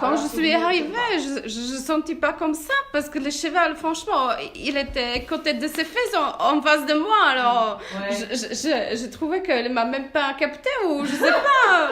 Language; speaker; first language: French; non-native, fluent; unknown